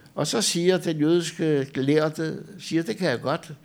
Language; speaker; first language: Danish; native; Danish